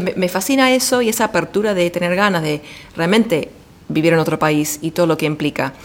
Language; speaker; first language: Spanish; early bilingual, heritage; Spanish